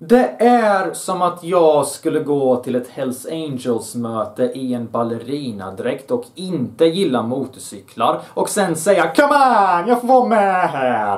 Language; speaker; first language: Swedish; early bilingual, other home language; Bosnian